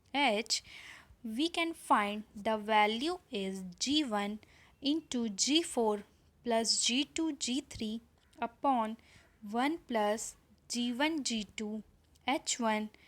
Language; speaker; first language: English; non-native, local second language; Hindi